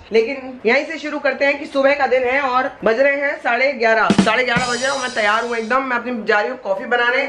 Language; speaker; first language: Hindi; native; Hindi